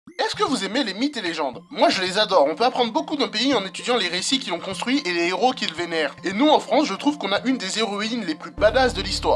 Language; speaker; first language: French; native; French